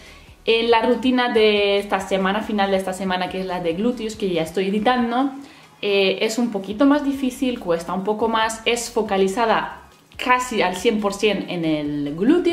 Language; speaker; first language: Spanish; native; Spanish